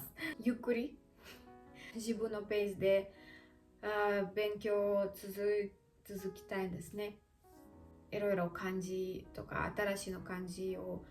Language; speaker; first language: Japanese; non-native, learner; Russian